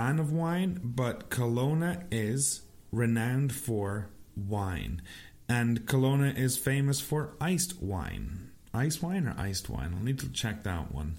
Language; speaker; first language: English; native; English